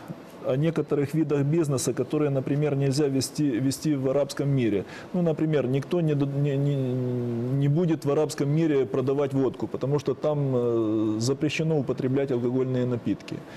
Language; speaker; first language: Russian; native; Russian